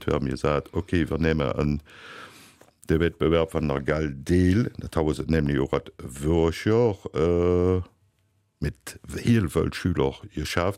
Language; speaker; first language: German; native; German